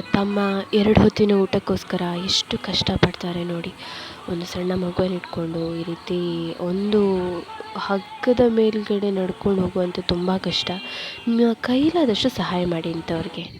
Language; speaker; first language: Kannada; non-native, local second language; Tulu